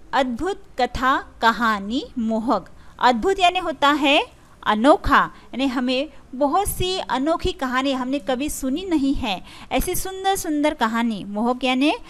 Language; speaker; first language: Hindi; non-native, local second language; Marathi